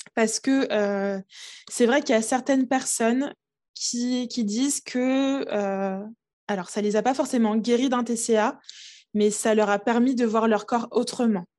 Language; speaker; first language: French; early bilingual, other home language; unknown